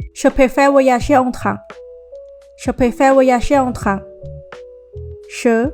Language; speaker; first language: French; non-native, fluent; Thai